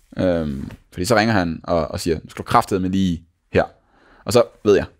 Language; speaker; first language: Danish; native; Danish